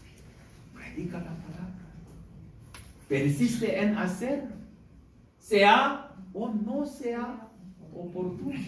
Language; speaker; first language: Spanish; non-native, learner; Korean